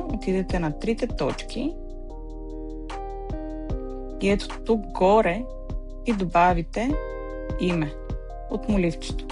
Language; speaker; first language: Bulgarian; native; Bulgarian